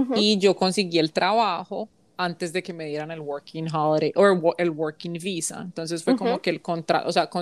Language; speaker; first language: Spanish; early bilingual, heritage; Spanish